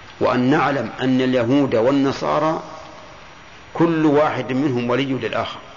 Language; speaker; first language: Arabic; native; Arabic